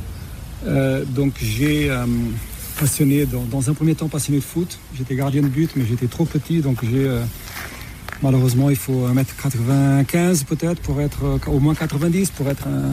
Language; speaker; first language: French; non-native, fluent; Portuguese